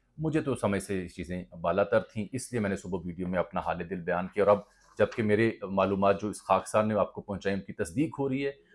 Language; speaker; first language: Urdu; native; Urdu